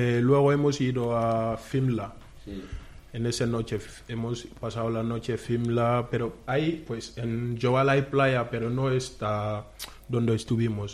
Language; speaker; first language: Spanish; non-native, fluent; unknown